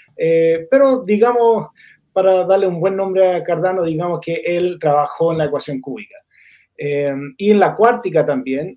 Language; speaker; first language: Spanish; non-native, fluent; English